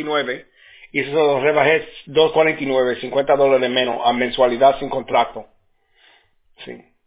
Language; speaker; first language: Spanish; early bilingual, heritage; Spanish